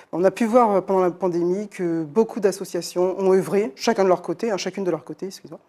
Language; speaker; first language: French; native; French